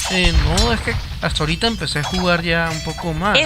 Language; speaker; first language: Spanish; native; Spanish